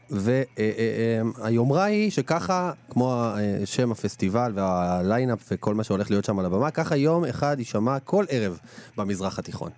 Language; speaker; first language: Hebrew; native; Hebrew